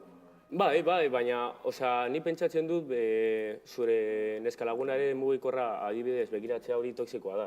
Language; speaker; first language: Basque; non-native, local second language; Spanish